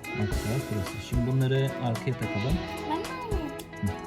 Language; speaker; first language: Turkish; native; Turkish